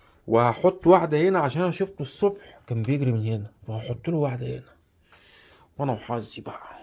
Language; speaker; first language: Arabic; native; Arabic